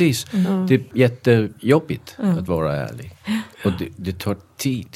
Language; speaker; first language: Swedish; non-native, fluent; Danish